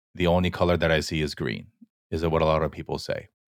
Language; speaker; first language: English; early bilingual, other home language; Korean